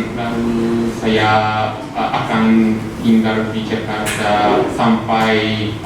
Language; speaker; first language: Indonesian; non-native, learner; Japanese